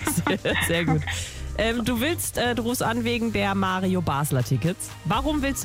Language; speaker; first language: German; native; German